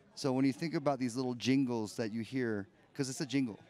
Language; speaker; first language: English; native; English